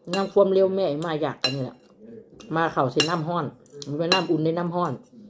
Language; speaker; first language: Thai; native; Thai